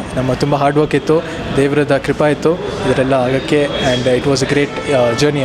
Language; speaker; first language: Kannada; non-native, local second language; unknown